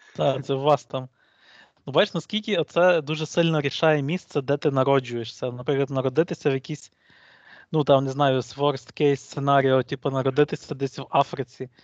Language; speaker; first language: Ukrainian; native; Ukrainian